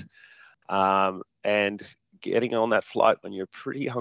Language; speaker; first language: English; native; English